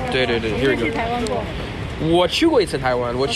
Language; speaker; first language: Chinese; non-native, fluent; English